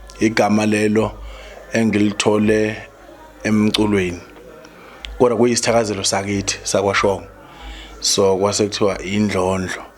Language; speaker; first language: Zulu; native; Zulu